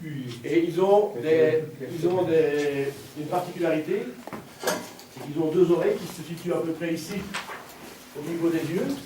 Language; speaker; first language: French; native; French